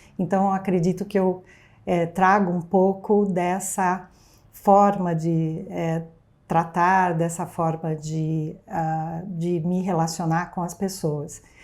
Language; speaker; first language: Portuguese; early bilingual, other home language; Arabic